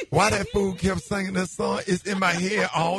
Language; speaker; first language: English; native; English